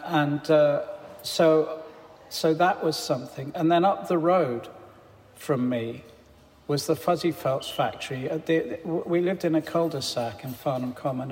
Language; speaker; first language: English; native; English